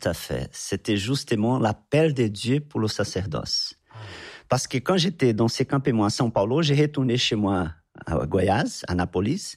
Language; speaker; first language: French; non-native, fluent; Portuguese